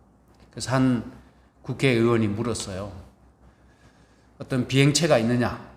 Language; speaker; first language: Korean; native; Korean